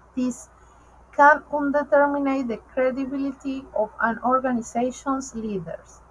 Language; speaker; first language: English; non-native, learner; Spanish